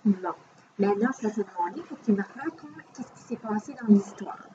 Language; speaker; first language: French; native; French